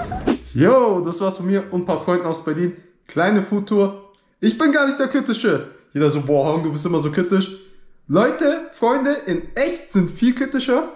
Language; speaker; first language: German; native; German